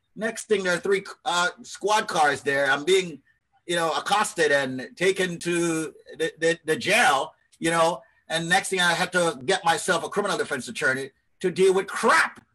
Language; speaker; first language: English; native; English